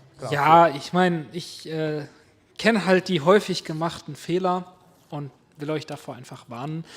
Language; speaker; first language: German; native; German